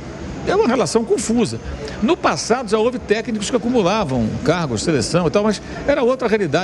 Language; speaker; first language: Portuguese; native; Portuguese